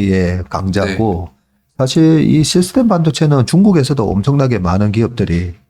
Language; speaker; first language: Korean; native; Korean